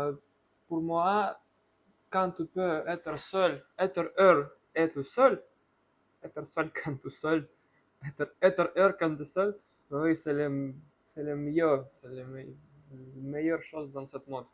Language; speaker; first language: French; non-native, learner; Russian